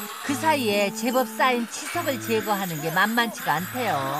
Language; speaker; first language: Korean; native; Korean